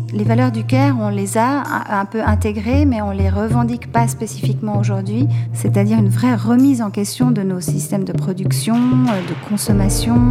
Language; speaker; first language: French; native; French